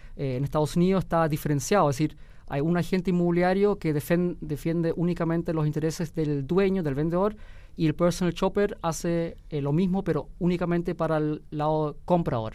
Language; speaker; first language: Spanish; early bilingual, heritage; Spanish